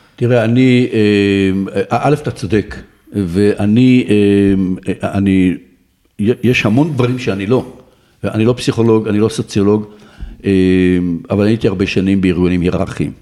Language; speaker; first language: Hebrew; native; Hebrew